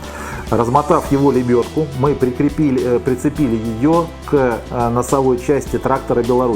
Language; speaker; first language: Russian; native; Russian